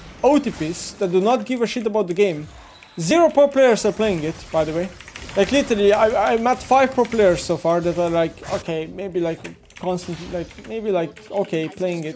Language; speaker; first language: English; non-native, fluent; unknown